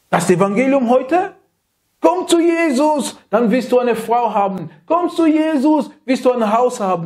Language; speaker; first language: German; non-native, learner; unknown